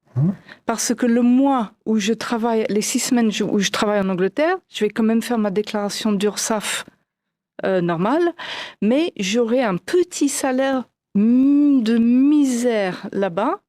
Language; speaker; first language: French; non-native, fluent; English